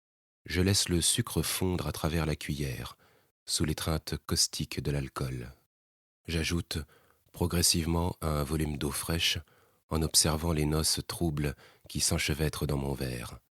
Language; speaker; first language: French; native; French